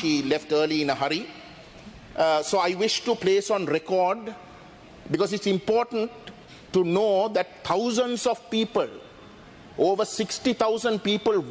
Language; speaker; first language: English; non-native, local second language; Tamil